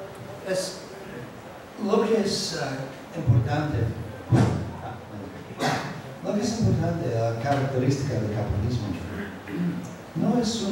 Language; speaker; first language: Spanish; non-native, fluent; English